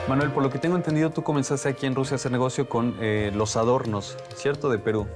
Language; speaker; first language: Spanish; native; Spanish